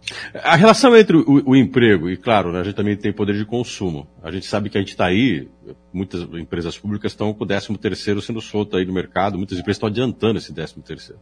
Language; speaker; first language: Portuguese; native; Portuguese